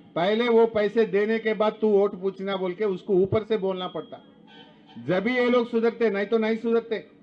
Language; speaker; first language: Hindi; non-native, local second language; Telugu